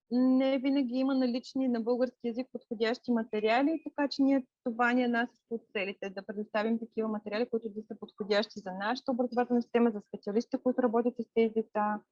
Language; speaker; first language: Bulgarian; native; Bulgarian